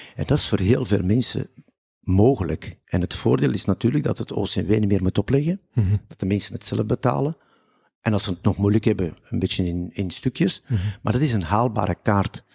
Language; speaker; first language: Dutch; native; Dutch